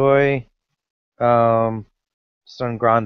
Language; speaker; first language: Spanish; non-native, learner; English